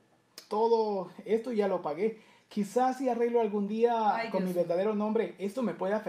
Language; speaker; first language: Spanish; native; Spanish